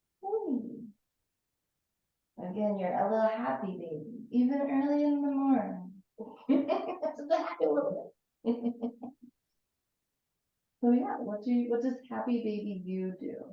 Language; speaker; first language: English; native; English